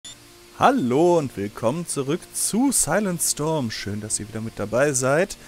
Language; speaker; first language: German; native; German